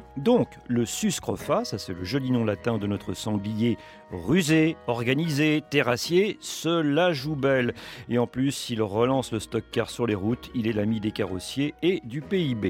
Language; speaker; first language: French; native; French